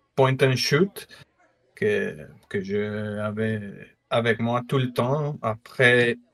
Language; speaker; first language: French; non-native, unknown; Spanish